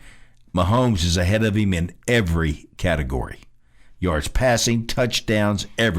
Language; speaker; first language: English; native; English